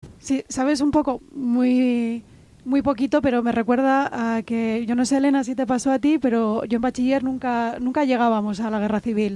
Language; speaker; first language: Spanish; native; Spanish